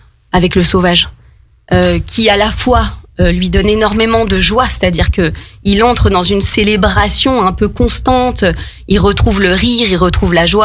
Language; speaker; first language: French; native; French